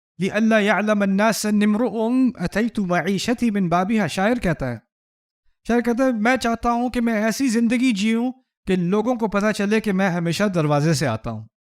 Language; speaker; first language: Urdu; early bilingual, heritage; Urdu